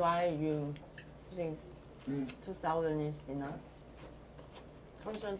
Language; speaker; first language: English; non-native, fluent; Korean